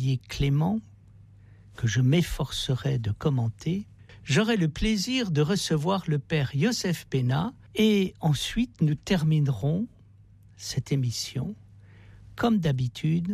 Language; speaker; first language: French; native; French